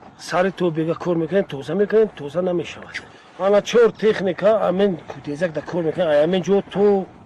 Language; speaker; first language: Tajik; non-native, local second language; Shughni